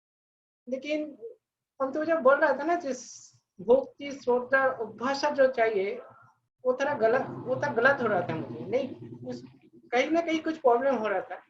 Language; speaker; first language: Hindi; non-native, local second language; Bangla